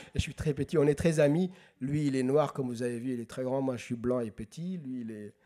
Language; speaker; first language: French; non-native, local second language; Somali